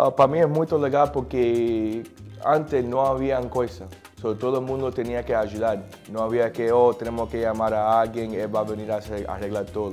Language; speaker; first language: Portuguese; non-native, learner; Spanish